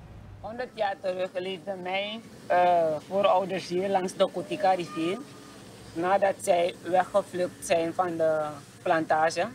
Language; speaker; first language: Dutch; non-native, local second language; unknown